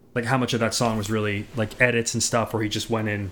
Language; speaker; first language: English; native; English